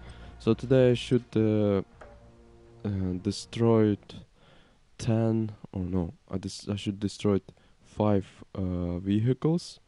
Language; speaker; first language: English; non-native, learner; Ukrainian